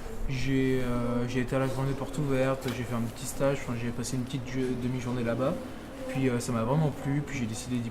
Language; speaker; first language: French; native; French